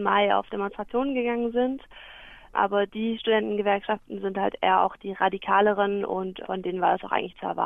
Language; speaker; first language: German; native; German